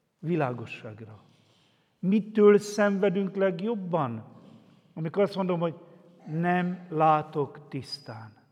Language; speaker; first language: Hungarian; native; Hungarian